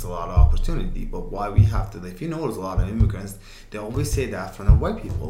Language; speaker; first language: English; non-native, fluent; Uzbek